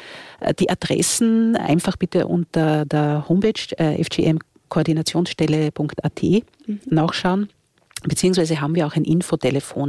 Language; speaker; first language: German; native; German